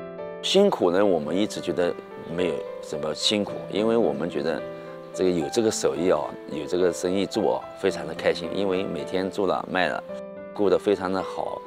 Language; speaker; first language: Chinese; native; Chinese